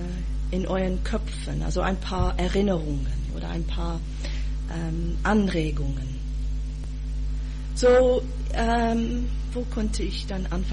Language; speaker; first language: German; non-native, fluent; English